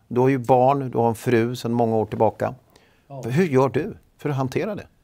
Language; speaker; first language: Swedish; native; Swedish